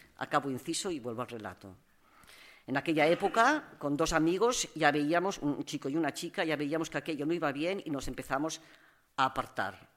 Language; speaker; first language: Spanish; non-native, local second language; Catalan